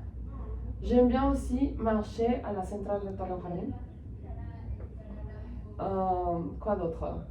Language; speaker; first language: French; non-native, fluent; Spanish